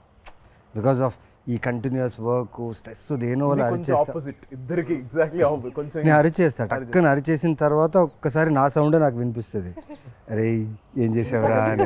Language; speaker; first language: Telugu; native; Telugu